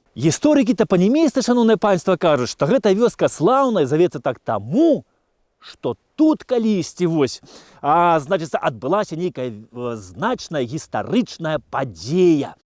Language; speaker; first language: Belarusian; native; Belarusian